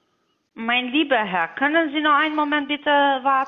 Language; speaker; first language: German; non-native, learner; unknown